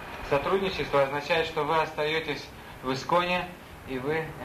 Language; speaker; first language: Russian; native; Russian